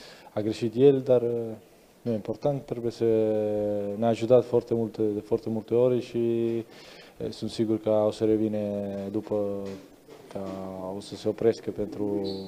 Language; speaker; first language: Romanian; non-native, learner; Italian